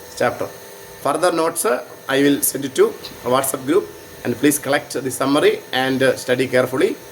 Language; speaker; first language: English; non-native, local second language; Malayalam